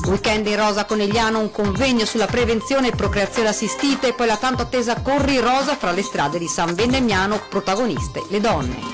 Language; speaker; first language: Italian; native; Italian